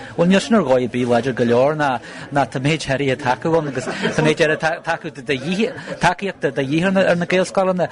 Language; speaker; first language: Irish; native; Irish